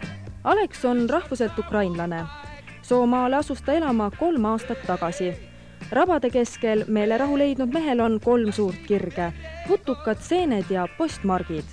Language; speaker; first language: Estonian; native; Estonian